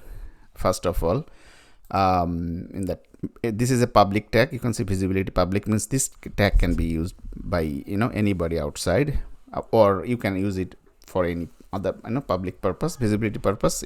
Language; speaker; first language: English; non-native, fluent; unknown